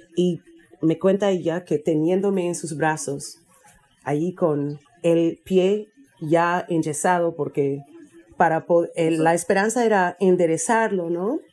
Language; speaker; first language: Spanish; non-native, fluent; English